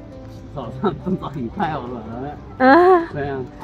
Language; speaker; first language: Chinese; early bilingual, heritage; Chinese